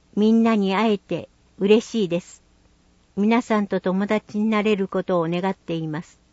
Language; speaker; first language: Japanese; native; Japanese